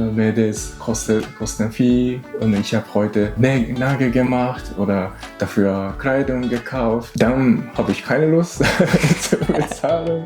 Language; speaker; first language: German; non-native, learner; Japanese